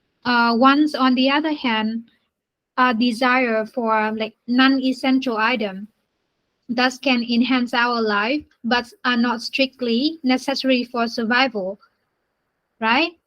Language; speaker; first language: English; non-native, learner; Vietnamese